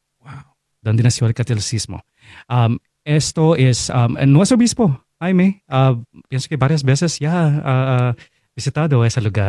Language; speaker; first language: Spanish; non-native, fluent; Filipino